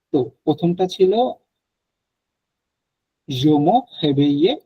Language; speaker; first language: French; non-native, fluent; Bangla